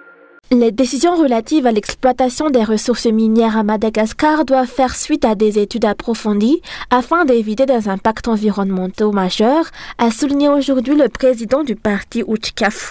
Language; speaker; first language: French; non-native, local second language; Malagasy